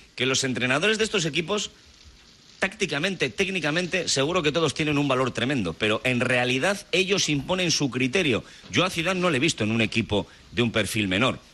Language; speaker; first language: Spanish; native; Spanish